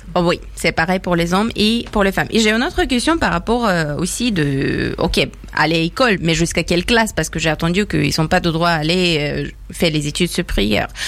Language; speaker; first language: French; non-native, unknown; Persian